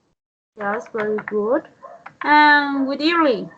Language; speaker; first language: English; non-native, learner; Spanish